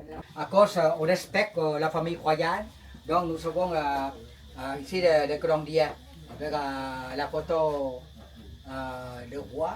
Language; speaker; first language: French; non-native, learner; Thai